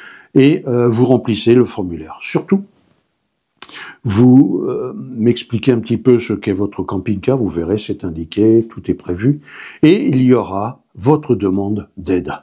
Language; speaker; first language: French; native; French